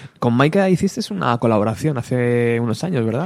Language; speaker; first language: Spanish; native; Spanish